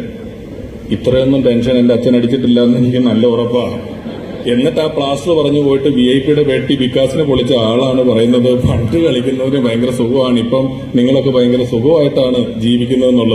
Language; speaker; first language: Malayalam; native; Malayalam